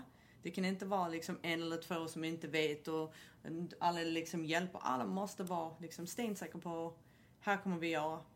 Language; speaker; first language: Swedish; non-native, fluent; English